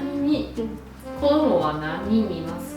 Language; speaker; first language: Japanese; non-native, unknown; English